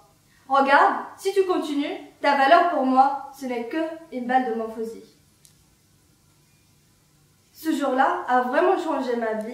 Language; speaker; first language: French; non-native, fluent; Arabic